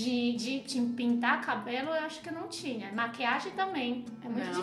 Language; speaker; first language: Portuguese; non-native, fluent; Chinese